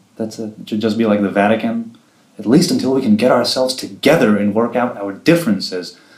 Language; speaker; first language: English; early bilingual, other home language; Hebrew